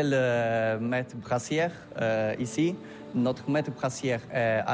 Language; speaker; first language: French; non-native, learner; Polish